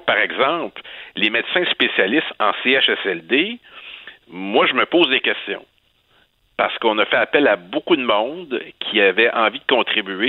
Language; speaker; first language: French; native; French